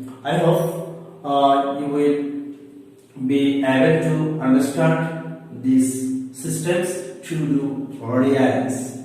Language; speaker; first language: English; non-native, local second language; Bangla